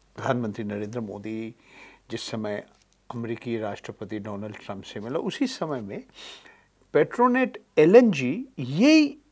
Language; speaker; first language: Hindi; native; Hindi